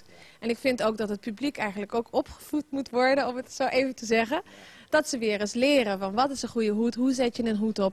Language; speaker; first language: Dutch; native; Dutch